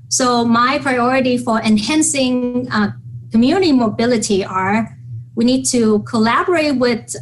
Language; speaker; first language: English; non-native, fluent; Vietnamese